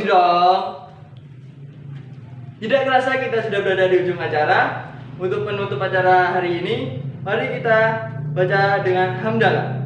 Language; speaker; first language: Indonesian; native; Indonesian